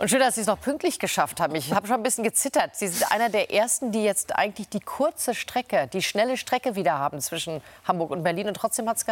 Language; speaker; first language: German; native; German